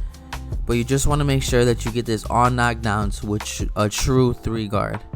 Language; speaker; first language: English; native; English